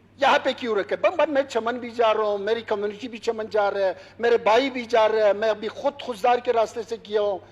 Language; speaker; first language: Urdu; non-native, local second language; Hazaragi